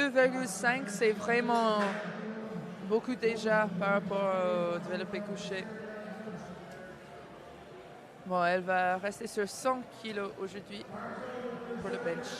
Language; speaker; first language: French; non-native, fluent; English